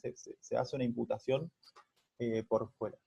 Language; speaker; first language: Spanish; native; Spanish